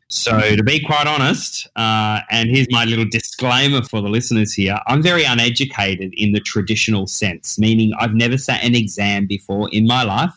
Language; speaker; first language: English; native; English